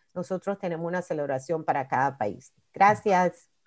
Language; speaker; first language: Spanish; native; Spanish